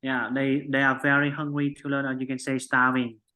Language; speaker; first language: English; non-native, fluent; Vietnamese